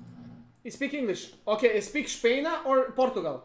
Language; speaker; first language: English; non-native, learner; Serbian